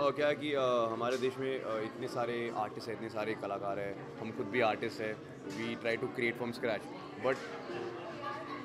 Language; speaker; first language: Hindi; native; Hindi